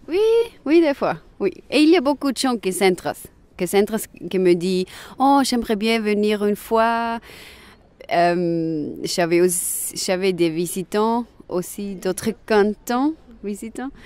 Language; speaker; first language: French; non-native, local second language; Swiss German